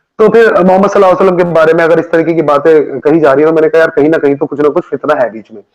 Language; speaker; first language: Hindi; native; Hindi